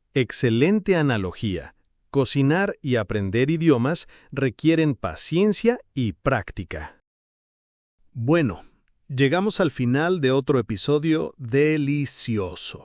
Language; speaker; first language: Spanish; non-native, fluent; English